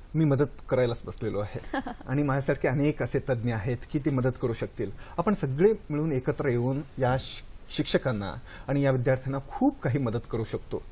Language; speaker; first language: Marathi; non-native, local second language; Kannada